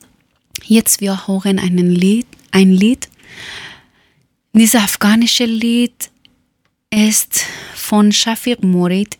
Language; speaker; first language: German; non-native, learner; Persian